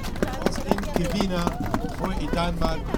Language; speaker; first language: Danish; non-native, learner; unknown